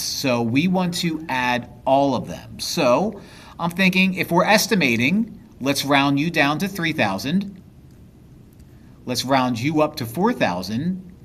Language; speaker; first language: English; native; English